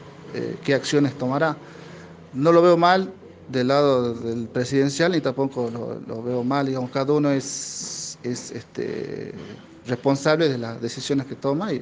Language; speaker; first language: Spanish; native; Spanish